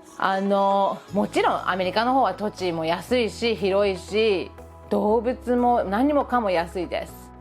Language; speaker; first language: Japanese; early bilingual, other home language; English